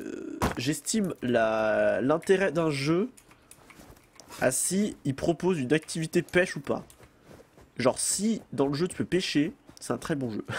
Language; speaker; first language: French; native; French